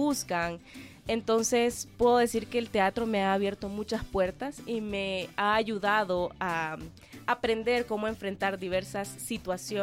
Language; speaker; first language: Spanish; native; Spanish